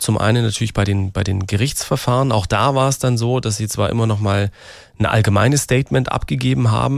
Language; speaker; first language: German; native; German